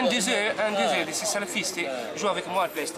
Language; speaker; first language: French; non-native, learner; Arabic